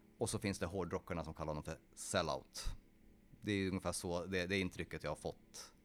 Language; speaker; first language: Swedish; early bilingual, other home language; Polish